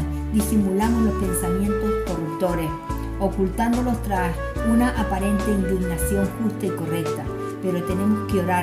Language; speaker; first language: Spanish; native; Spanish